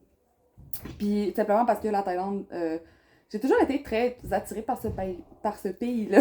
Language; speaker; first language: French; native; French